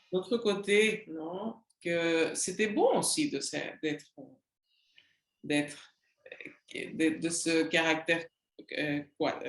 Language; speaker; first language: French; non-native, learner; Spanish